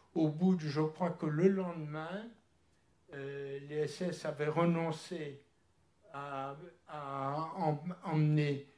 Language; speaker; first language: French; early bilingual, other home language; Polish